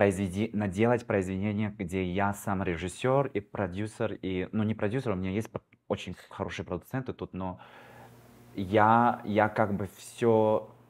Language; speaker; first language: Russian; early bilingual, heritage; Russian